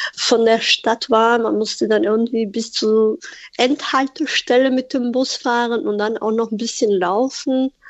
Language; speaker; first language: German; non-native, fluent; Albanian